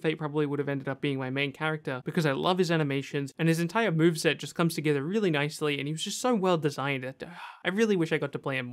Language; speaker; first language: English; native; English